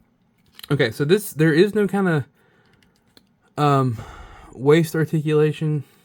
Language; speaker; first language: English; native; English